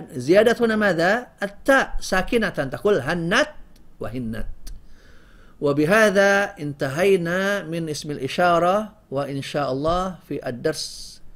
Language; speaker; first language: Arabic; non-native, fluent; Indonesian